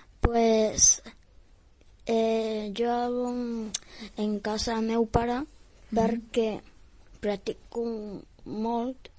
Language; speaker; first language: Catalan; non-native, local second language; Spanish